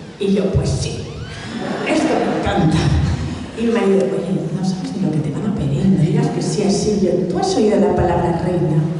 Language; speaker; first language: Spanish; early bilingual, other home language; Catalan